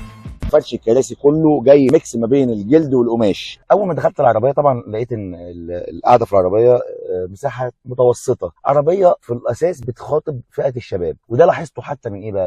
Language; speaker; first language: Arabic; native; Arabic